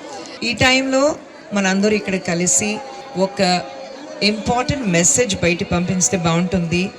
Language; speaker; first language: Telugu; non-native, fluent; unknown